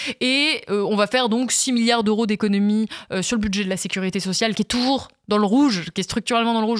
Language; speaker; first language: French; native; French